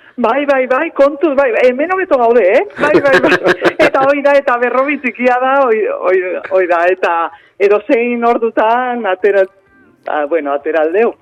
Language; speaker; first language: Basque; non-native, local second language; Spanish